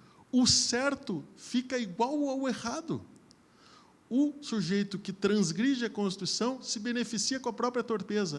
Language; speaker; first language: Portuguese; native; Portuguese